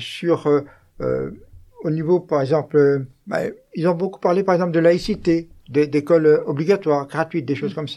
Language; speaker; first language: French; native; French